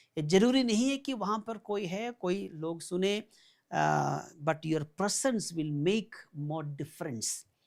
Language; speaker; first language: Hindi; non-native, local second language; Malayalam